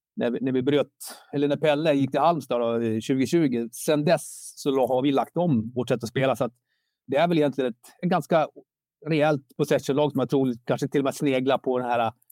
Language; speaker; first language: Swedish; native; Swedish